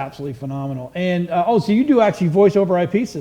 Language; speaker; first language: English; native; English